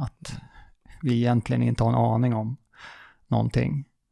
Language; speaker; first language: Swedish; native; Swedish